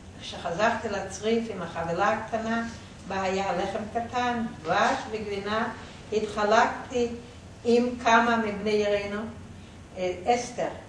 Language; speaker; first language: Hebrew; non-native, fluent; Yiddish